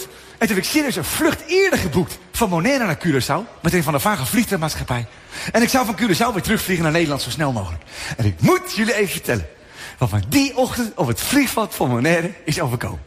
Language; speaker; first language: Dutch; native; Dutch